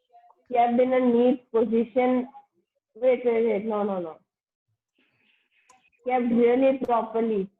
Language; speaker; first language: English; non-native, learner; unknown